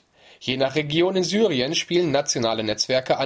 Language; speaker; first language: German; native; German